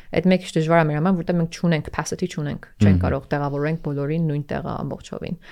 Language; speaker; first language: Armenian; early bilingual, heritage; Armenian